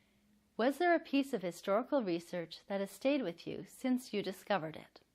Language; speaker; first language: English; native; English